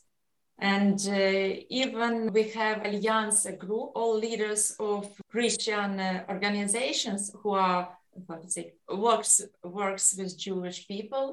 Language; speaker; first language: English; non-native, learner; Ukrainian